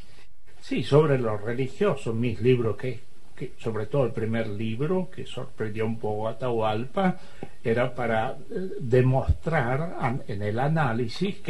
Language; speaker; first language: Spanish; native; Spanish